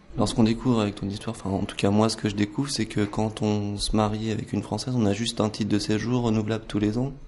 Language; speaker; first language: French; native; French